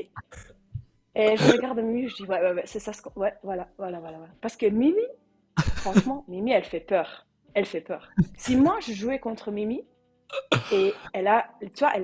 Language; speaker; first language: French; non-native, learner; Dutch